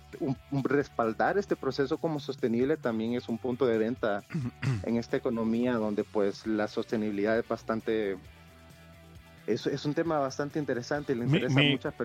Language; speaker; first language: Spanish; native; Spanish